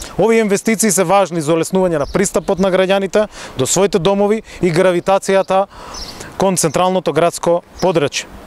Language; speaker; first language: Macedonian; native; Macedonian